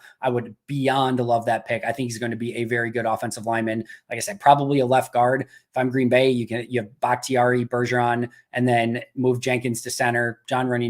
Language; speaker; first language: English; native; English